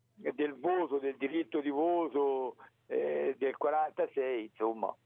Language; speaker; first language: Italian; native; Italian